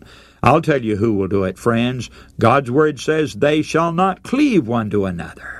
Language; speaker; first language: English; native; English